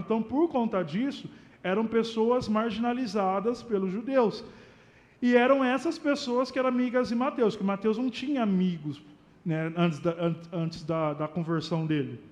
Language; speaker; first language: Portuguese; native; Portuguese